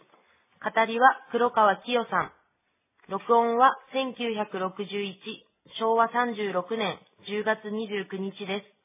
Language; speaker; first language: Japanese; native; Japanese